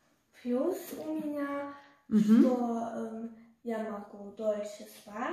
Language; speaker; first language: Russian; early bilingual, heritage; Russian